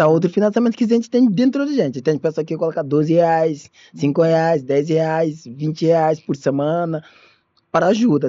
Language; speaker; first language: Portuguese; non-native, learner; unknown